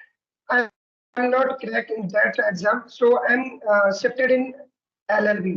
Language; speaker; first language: English; non-native, learner; Hindi